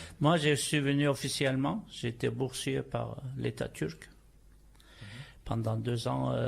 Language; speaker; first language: French; non-native, fluent; Turkish